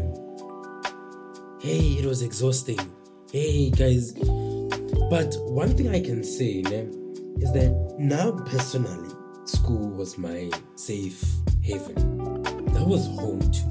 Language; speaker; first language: English; non-native, local second language; Southern Sotho